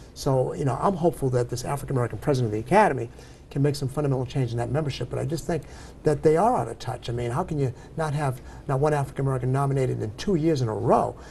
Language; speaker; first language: English; native; English